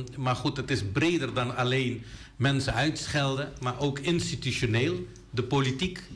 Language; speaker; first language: Dutch; native; Dutch